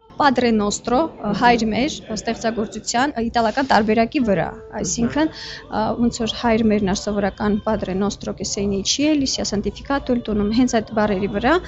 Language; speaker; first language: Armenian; non-native, fluent; Russian